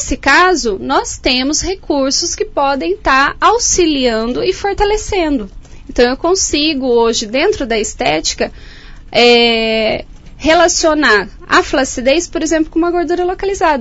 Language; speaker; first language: Portuguese; native; Portuguese